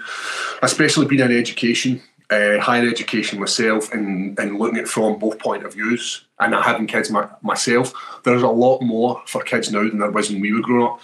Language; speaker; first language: English; native; English